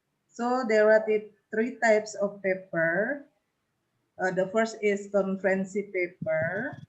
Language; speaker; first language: English; non-native, learner; Indonesian